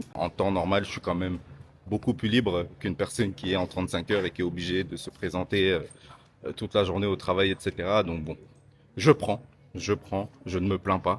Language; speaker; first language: French; native; French